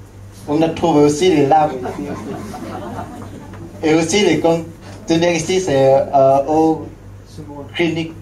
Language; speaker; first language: French; non-native, learner; Lao